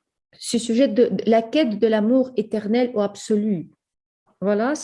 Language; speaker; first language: French; non-native, fluent; Ukrainian